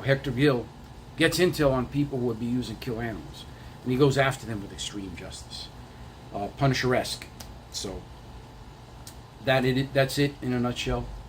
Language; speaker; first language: English; native; English